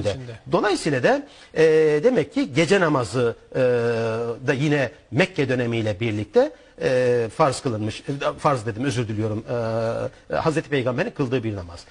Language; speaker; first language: Turkish; native; Turkish